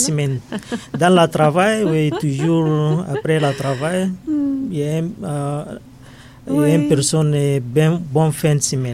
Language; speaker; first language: French; non-native, learner; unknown